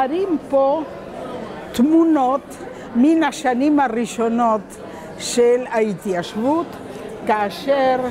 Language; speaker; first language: Hebrew; non-native, local second language; Spanish